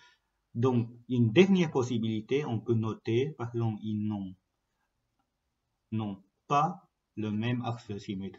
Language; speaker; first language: French; non-native, fluent; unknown